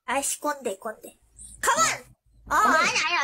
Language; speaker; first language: Thai; early bilingual, other home language; Korean